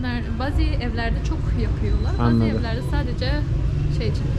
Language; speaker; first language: Turkish; non-native, fluent; Persian